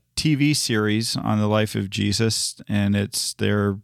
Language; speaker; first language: English; native; English